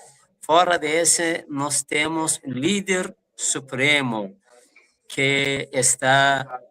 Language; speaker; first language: Portuguese; non-native, fluent; Persian